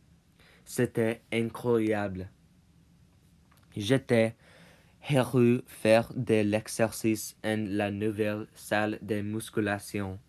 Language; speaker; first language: French; non-native, learner; English